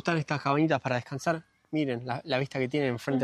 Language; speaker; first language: Spanish; native; Spanish